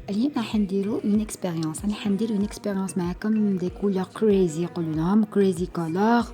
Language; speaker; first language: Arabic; native; Arabic